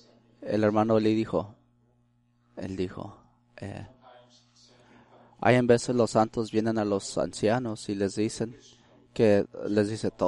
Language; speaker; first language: Spanish; early bilingual, heritage; Spanish